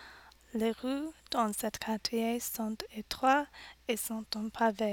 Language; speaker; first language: French; non-native, learner; English